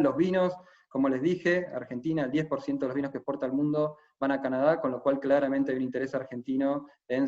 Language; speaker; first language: Spanish; native; Spanish